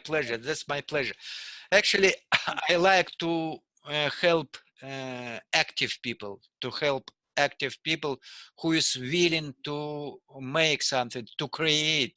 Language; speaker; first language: English; non-native, learner; Russian